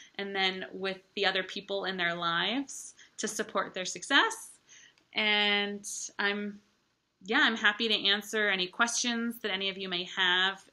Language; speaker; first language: English; native; English